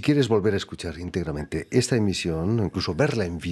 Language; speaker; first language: Spanish; native; Spanish